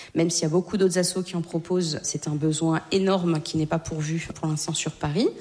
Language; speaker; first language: French; native; French